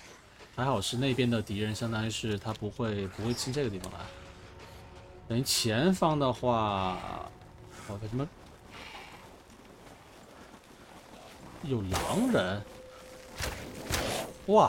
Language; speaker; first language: Chinese; native; Chinese